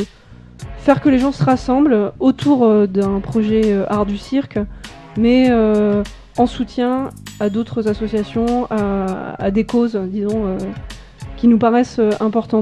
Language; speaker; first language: French; native; French